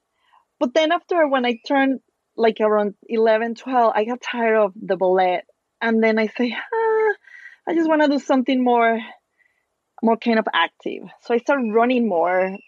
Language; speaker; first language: English; non-native, fluent; Spanish